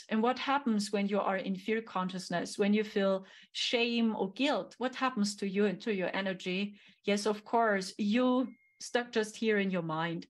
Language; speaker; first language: English; non-native, fluent; German